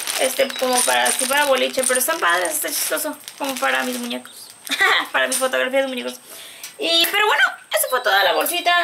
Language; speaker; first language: Spanish; native; Spanish